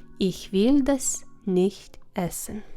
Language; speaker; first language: German; non-native, fluent; Ukrainian